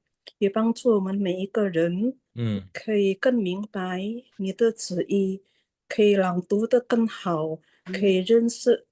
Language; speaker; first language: Chinese; non-native, learner; Indonesian